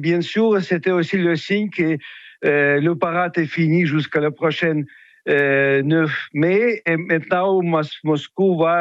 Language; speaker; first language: French; non-native, fluent; Russian